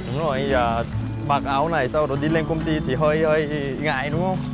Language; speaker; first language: Vietnamese; non-native, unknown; Korean